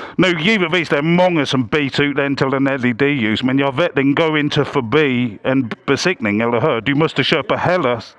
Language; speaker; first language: Swedish; non-native, fluent; English